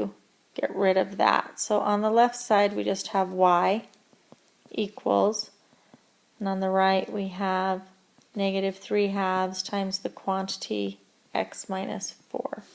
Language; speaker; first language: English; native; English